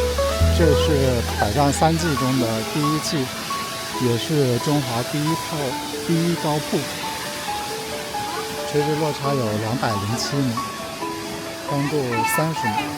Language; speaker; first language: Chinese; native; Chinese